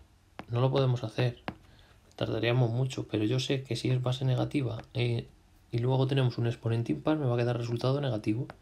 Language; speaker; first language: Spanish; native; Spanish